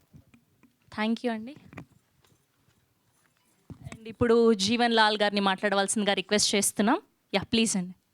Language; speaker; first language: Telugu; native; Telugu